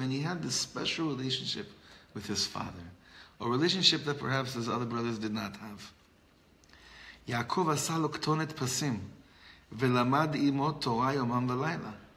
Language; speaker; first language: English; native; English